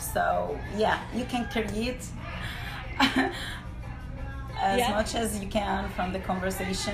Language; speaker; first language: English; non-native, fluent; Arabic